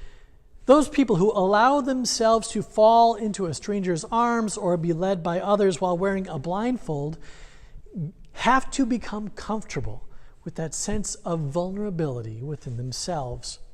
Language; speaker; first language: English; native; English